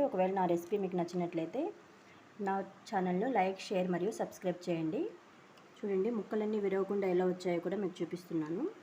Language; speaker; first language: Telugu; non-native, local second language; Urdu